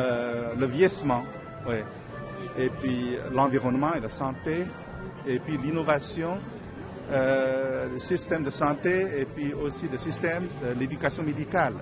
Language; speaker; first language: French; non-native, fluent; Chinese